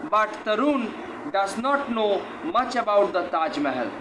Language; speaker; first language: English; non-native, local second language; Bangla